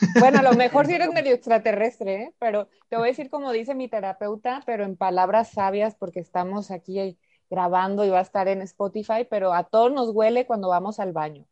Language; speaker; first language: Spanish; native; Spanish